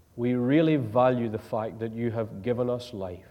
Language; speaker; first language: English; native; English